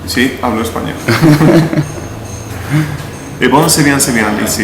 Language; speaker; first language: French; non-native, learner; Spanish